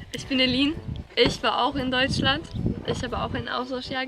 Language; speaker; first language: German; non-native, fluent; Swedish